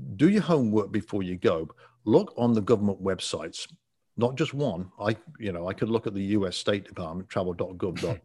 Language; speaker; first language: English; native; English